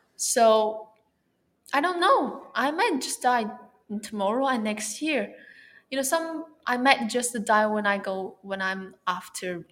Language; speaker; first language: English; non-native, fluent; Chinese